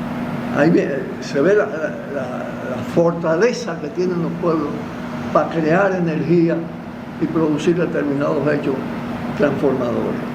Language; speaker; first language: Spanish; native; Spanish